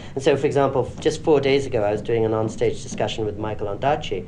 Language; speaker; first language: English; native; English